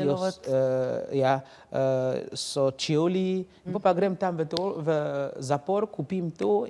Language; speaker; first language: Slovenian; non-native, learner; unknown